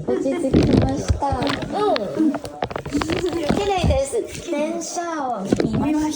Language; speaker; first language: Japanese; non-native, learner; Chinese